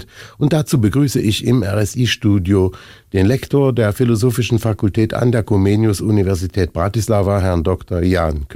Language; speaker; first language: German; native; German